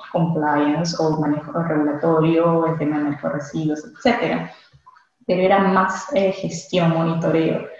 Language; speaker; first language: Spanish; native; Spanish